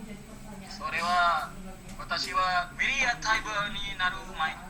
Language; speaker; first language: Japanese; non-native, learner; Indonesian